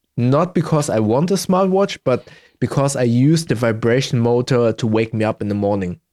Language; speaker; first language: English; early bilingual, heritage; German